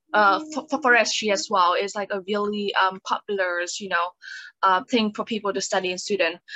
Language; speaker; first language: English; non-native, fluent; Vietnamese